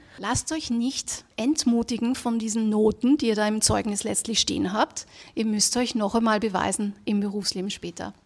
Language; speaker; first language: German; early bilingual, other home language; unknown